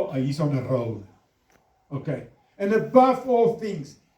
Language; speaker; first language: English; non-native, local second language; Afrikaans